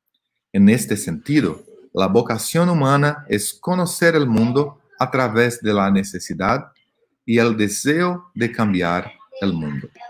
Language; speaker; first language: Spanish; non-native, fluent; Portuguese